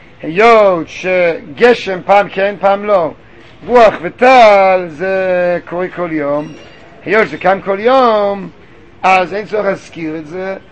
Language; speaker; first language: Hebrew; native; Hebrew